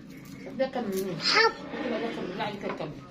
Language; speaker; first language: Arabic; native; Arabic